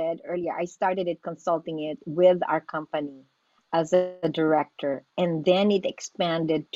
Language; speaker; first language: English; non-native, local second language; Filipino